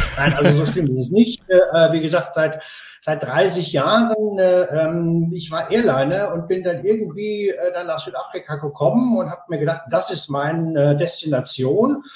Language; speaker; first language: German; native; German